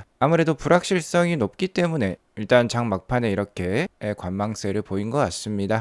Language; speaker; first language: Korean; native; Korean